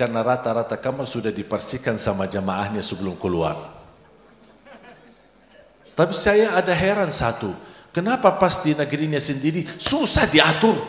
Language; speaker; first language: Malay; non-native, fluent; Arabic